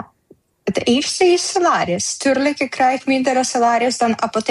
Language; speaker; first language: Dutch; non-native, learner; Ukrainian